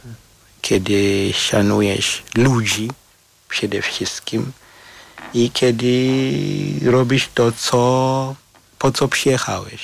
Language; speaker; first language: Polish; non-native, fluent; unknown